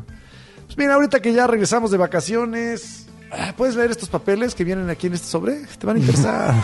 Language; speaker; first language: Spanish; native; Spanish